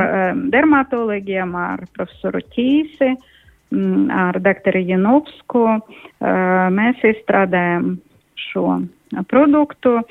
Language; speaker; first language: Latvian; non-native, local second language; Russian